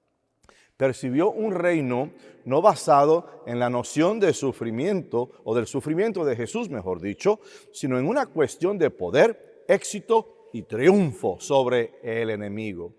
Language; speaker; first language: Spanish; native; Spanish